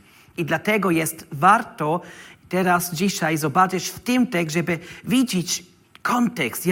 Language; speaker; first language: Polish; non-native, learner; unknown